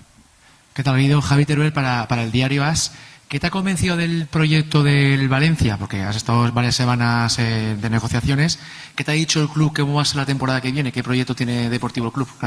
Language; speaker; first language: Spanish; native; Spanish